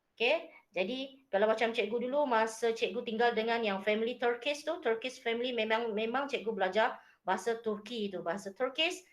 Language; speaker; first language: Malay; native; Malay